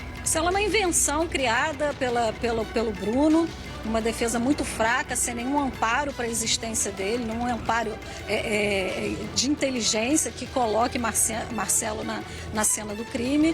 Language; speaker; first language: Portuguese; native; Portuguese